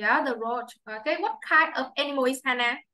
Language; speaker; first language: English; non-native, fluent; Vietnamese